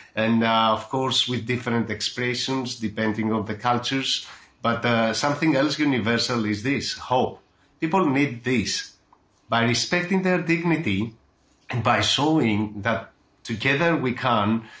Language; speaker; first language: English; non-native, fluent; Greek